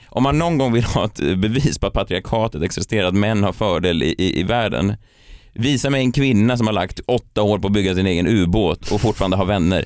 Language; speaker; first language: Swedish; native; Swedish